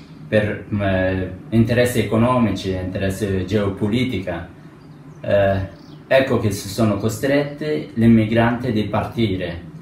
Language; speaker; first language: Italian; non-native, fluent; Persian